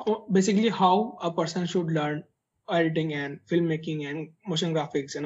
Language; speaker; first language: English; non-native, local second language; Hindi